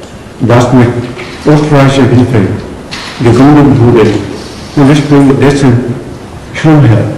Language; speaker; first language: German; non-native, learner; Punjabi